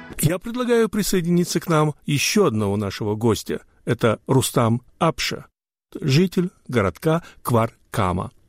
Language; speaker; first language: Russian; non-native, local second language; Chechen